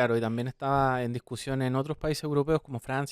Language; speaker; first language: Spanish; native; Spanish